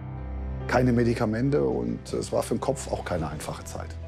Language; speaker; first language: German; native; German